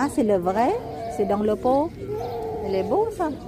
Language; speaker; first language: French; non-native, learner; Vietnamese